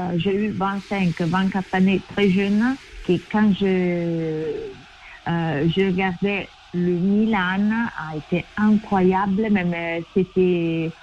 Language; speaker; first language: French; non-native, fluent; Italian